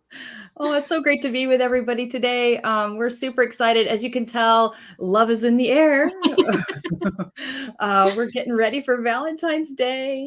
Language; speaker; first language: English; native; English